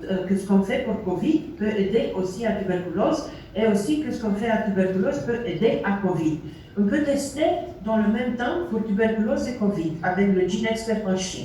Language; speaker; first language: French; non-native, learner; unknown